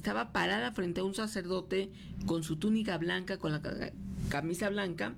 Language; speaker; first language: Spanish; native; Spanish